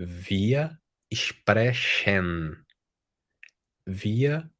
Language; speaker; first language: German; non-native, fluent; Portuguese